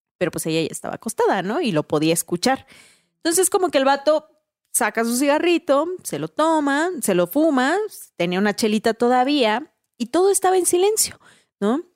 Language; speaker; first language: Spanish; native; Spanish